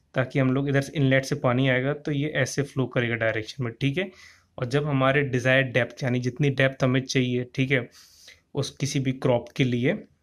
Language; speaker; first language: Hindi; native; Hindi